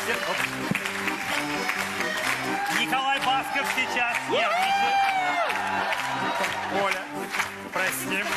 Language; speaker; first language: Russian; native; Russian